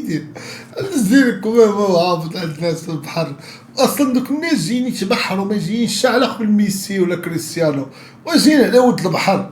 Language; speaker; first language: Arabic; native; Arabic